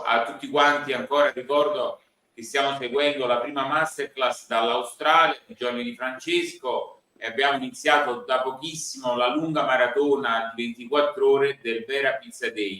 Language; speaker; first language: Italian; native; Italian